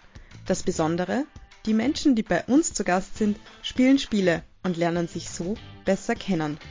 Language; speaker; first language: German; native; German